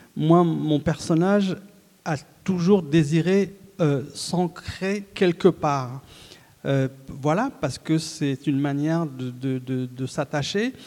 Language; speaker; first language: French; early bilingual, other home language; Arabic